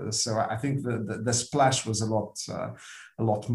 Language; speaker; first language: English; non-native, fluent; Portuguese